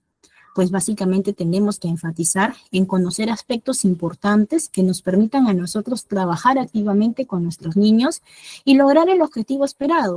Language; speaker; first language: Spanish; native; Spanish